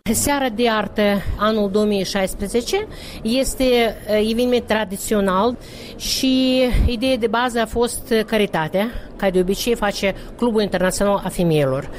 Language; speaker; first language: Romanian; non-native, local second language; Russian